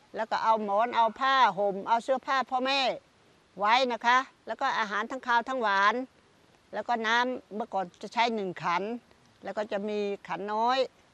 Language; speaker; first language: Thai; non-native, local second language; Khmer